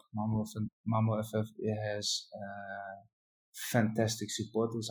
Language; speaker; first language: Swedish; non-native, learner; Dutch